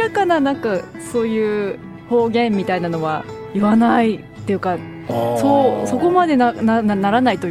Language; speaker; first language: Japanese; native; Japanese